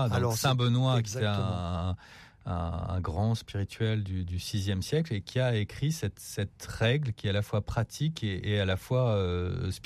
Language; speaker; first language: French; native; French